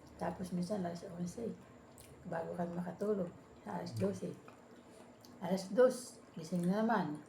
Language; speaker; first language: Filipino; non-native, local second language; Bikol